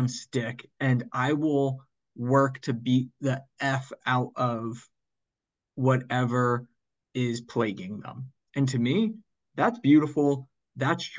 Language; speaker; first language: English; native; English